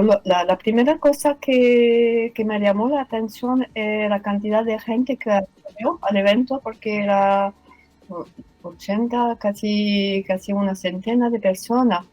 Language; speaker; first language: Spanish; non-native, fluent; French